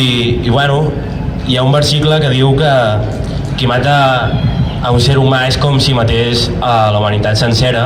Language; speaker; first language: Catalan; early bilingual, other home language; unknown